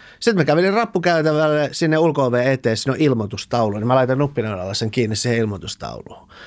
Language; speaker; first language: Finnish; early bilingual, other home language; Persian